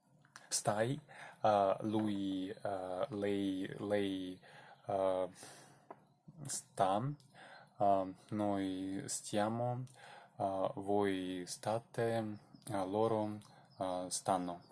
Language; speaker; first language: Italian; non-native, learner; Belarusian